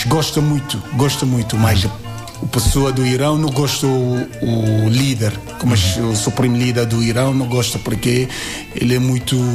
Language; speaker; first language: Portuguese; non-native, learner; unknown